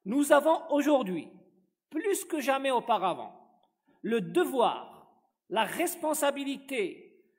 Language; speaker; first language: French; non-native, local second language; Arabic